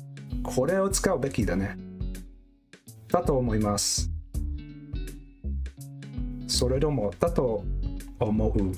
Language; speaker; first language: Japanese; non-native, learner; English